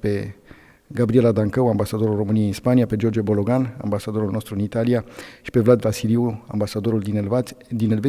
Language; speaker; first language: Romanian; native; Romanian